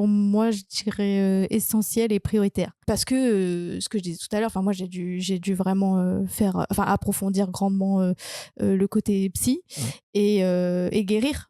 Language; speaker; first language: French; native; French